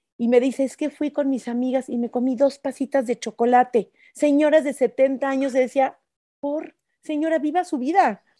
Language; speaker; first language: Spanish; native; Spanish